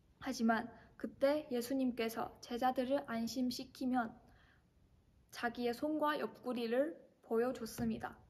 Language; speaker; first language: Korean; non-native, fluent; Chinese